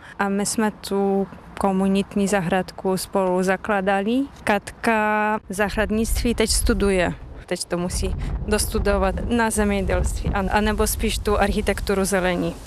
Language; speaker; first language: Czech; non-native, fluent; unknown